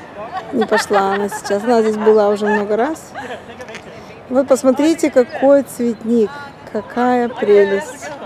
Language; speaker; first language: Russian; native; Russian